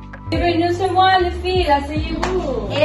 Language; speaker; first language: French; non-native, learner; Spanish